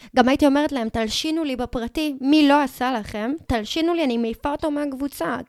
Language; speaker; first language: Hebrew; non-native, fluent; English